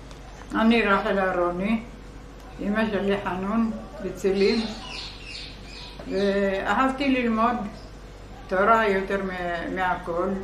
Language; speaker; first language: Hebrew; non-native, fluent; Arabic